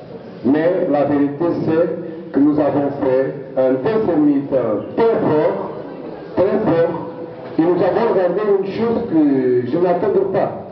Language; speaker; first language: French; non-native, fluent; Portuguese